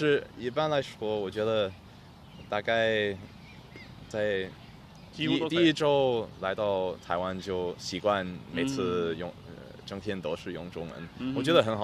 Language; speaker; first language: Chinese; early bilingual, heritage; English